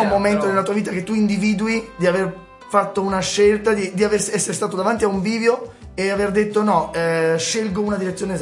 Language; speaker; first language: Italian; native; Italian